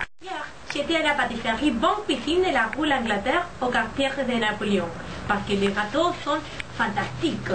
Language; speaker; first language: French; non-native, learner; Spanish